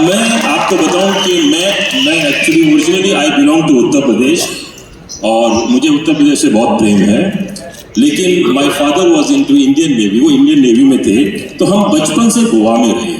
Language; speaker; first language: Hindi; native; Hindi